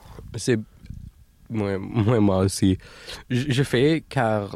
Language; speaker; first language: French; non-native, local second language; English